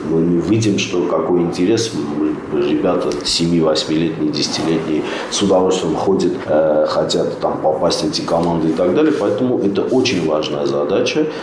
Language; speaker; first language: Russian; non-native, local second language; Armenian